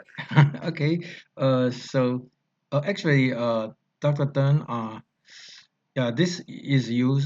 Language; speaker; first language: English; non-native, learner; Chinese